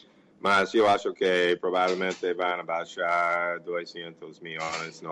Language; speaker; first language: Portuguese; non-native, fluent; English